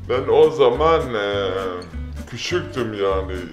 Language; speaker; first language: Turkish; non-native, local second language; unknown